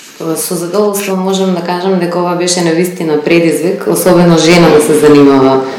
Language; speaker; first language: Macedonian; native; Macedonian